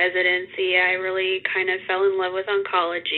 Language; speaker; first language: English; native; English